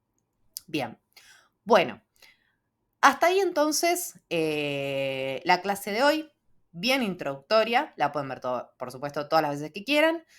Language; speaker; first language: Spanish; native; Spanish